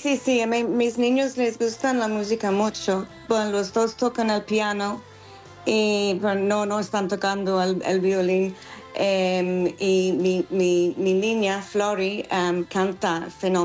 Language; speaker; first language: Spanish; non-native, fluent; English